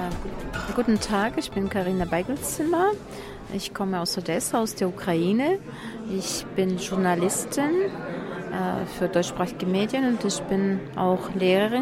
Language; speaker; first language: German; non-native, fluent; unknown